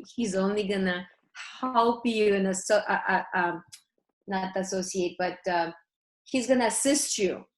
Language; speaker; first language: English; early bilingual, other home language; Russian